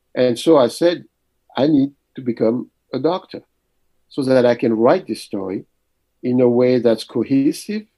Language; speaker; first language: English; early bilingual, other home language; French